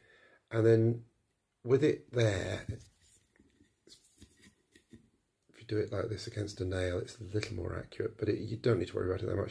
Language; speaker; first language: English; native; English